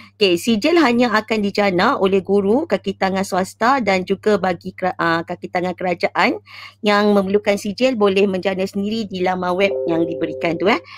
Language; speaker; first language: Malay; native; Malay